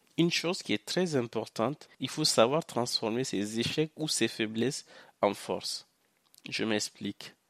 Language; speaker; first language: French; non-native, local second language; Hausa